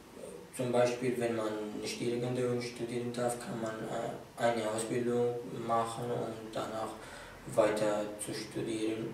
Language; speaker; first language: German; non-native, fluent; Arabic